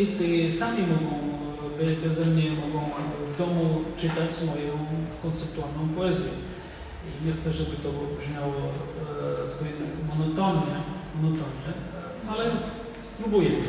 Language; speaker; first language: Polish; non-native, fluent; Georgian